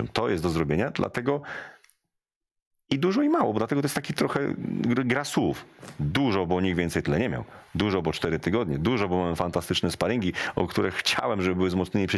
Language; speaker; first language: Polish; native; Polish